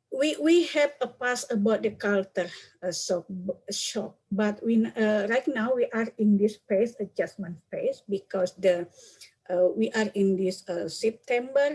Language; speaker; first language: English; non-native, learner; Indonesian